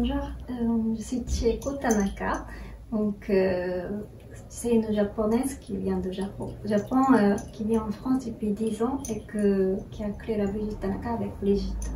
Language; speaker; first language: French; non-native, fluent; Japanese